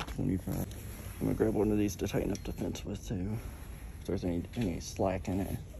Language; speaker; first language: English; native; English